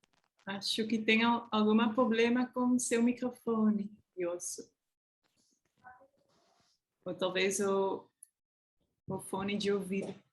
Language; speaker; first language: Portuguese; non-native, fluent; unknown